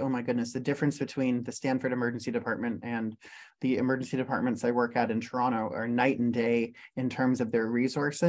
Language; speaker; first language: English; native; English